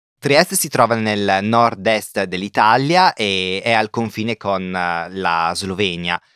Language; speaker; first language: Italian; native; Italian